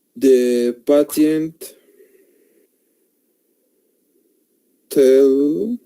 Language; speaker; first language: English; non-native, learner; Spanish